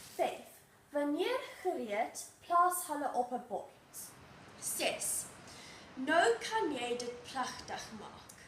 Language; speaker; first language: Afrikaans; non-native, local second language; English